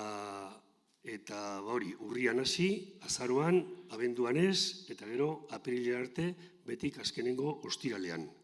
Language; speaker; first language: Basque; native; Basque